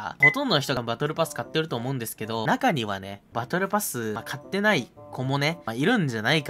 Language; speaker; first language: Japanese; native; Japanese